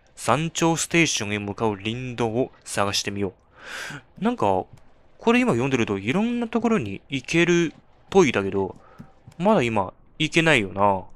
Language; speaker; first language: Japanese; non-native, fluent; Chinese